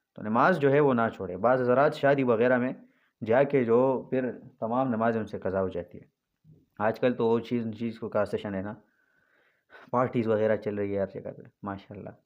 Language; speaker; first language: Urdu; non-native, local second language; Pashto